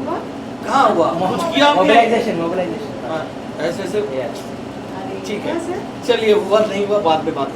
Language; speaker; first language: Hindi; native; Hindi